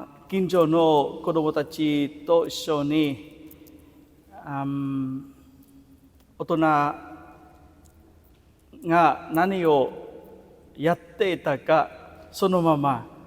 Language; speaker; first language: Japanese; non-native, fluent; Vietnamese